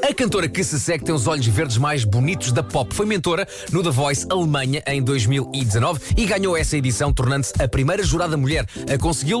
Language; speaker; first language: Portuguese; native; Portuguese